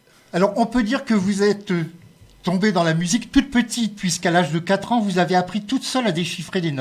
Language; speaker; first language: French; native; French